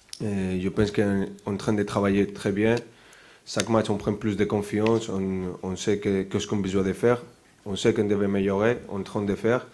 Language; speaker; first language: French; non-native, fluent; Spanish